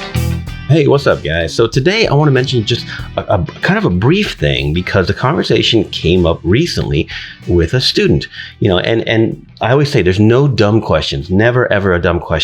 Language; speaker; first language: English; native; English